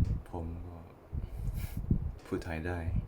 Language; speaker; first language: Thai; non-native, learner; English